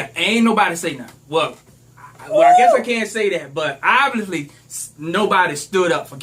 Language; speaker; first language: English; native; English